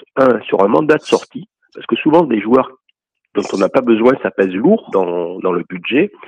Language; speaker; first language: French; native; French